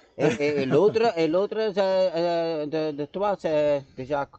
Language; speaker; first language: French; non-native, local second language; Dutch